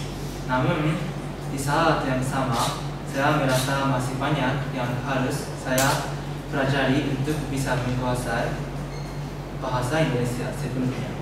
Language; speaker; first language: Indonesian; non-native, learner; Japanese